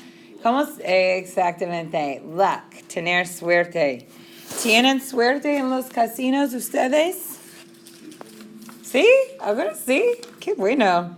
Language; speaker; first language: Spanish; non-native, fluent; English